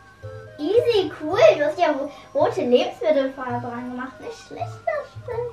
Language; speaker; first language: German; native; German